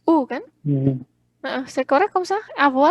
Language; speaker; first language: French; non-native, fluent; Indonesian